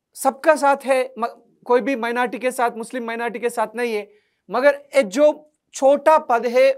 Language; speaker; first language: Hindi; non-native, local second language; Telugu